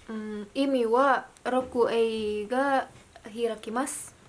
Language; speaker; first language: Japanese; non-native, learner; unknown